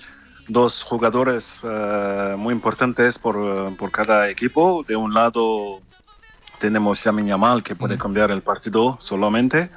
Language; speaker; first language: Spanish; non-native, fluent; French